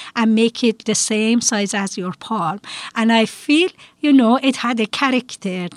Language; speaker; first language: English; non-native, fluent; Persian